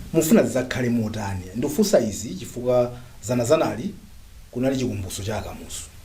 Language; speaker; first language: Nyanja; native; Nyanja